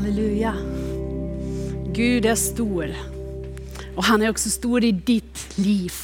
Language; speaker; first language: Swedish; non-native, fluent; German